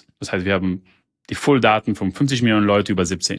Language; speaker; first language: German; early bilingual, heritage; German